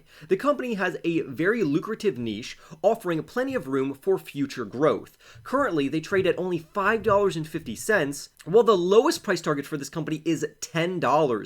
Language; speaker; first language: English; native; English